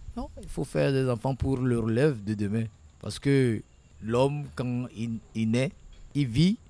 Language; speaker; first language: French; non-native, local second language; Ewe